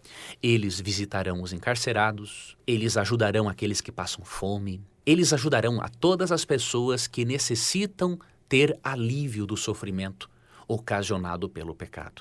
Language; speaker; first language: Portuguese; native; Portuguese